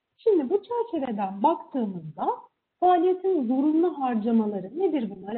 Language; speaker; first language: Turkish; native; Turkish